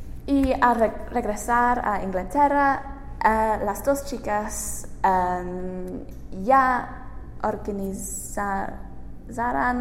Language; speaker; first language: Spanish; non-native, learner; English